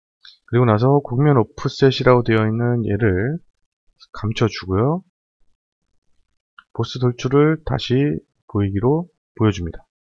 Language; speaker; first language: Korean; native; Korean